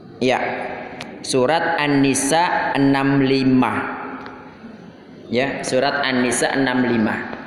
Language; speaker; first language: Indonesian; non-native, local second language; Javanese